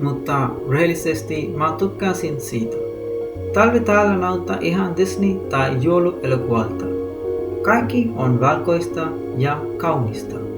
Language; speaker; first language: Finnish; non-native, learner; Sinhala